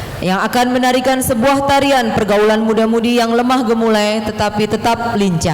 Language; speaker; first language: Indonesian; native; Indonesian